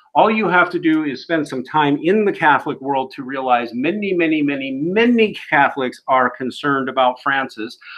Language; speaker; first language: English; native; English